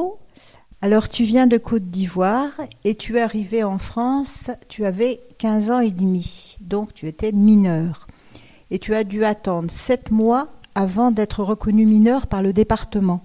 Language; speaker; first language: French; native; French